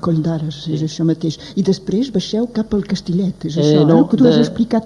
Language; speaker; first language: Catalan; native; Catalan